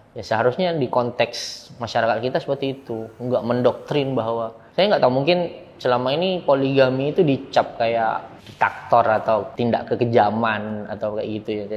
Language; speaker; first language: Indonesian; early bilingual, heritage; Indonesian